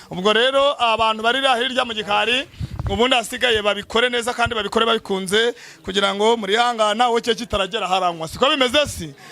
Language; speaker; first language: Kinyarwanda; native; Kinyarwanda